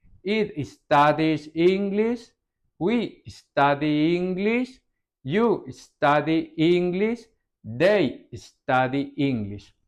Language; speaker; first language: English; non-native, fluent; Spanish